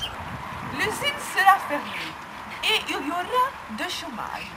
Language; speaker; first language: French; non-native, learner; Dutch